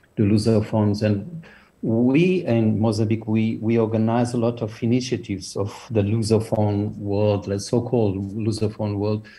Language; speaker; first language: English; non-native, fluent; Portuguese